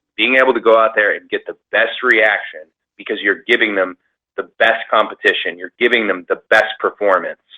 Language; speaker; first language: English; native; English